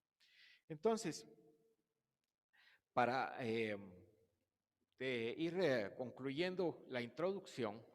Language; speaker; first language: Spanish; native; Spanish